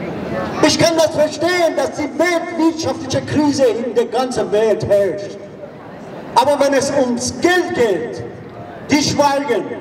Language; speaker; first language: German; non-native, fluent; Persian